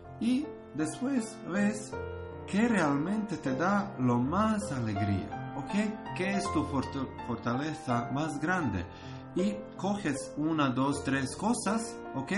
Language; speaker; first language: Spanish; non-native, learner; Croatian